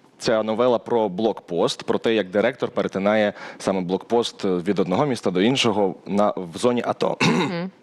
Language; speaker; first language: Ukrainian; native; Ukrainian